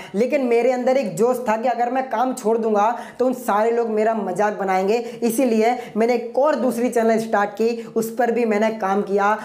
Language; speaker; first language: Hindi; non-native, local second language; Gujarati